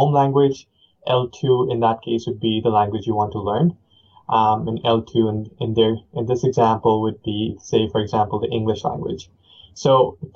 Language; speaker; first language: English; non-native, local second language; Punjabi